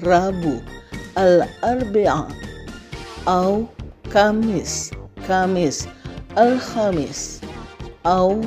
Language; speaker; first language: Arabic; non-native, fluent; Indonesian